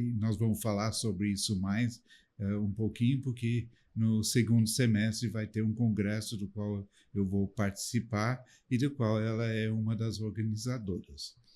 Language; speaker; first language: Portuguese; early bilingual, other home language; English